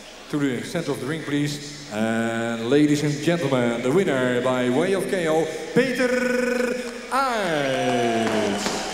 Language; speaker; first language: English; non-native, fluent; Dutch